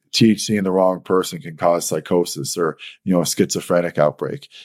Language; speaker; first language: English; native; English